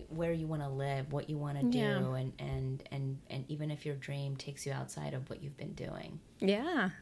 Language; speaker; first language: English; non-native, fluent; Finnish